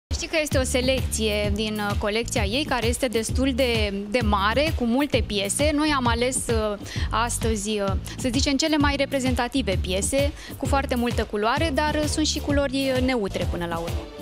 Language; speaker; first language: Romanian; native; Romanian